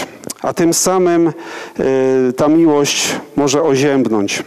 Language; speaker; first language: Polish; native; Polish